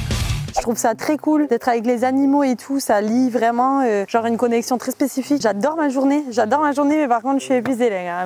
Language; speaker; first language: French; native; French